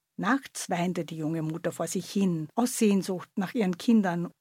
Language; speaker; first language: German; native; German